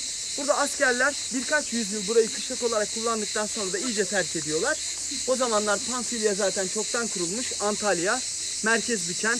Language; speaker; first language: Turkish; native; Turkish